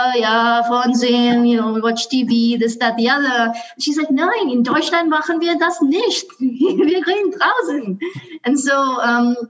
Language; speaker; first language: English; non-native, local second language; Urdu